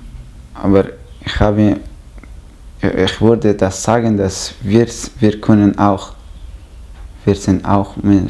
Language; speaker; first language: German; non-native, learner; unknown